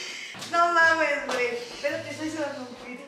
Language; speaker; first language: Spanish; native; Spanish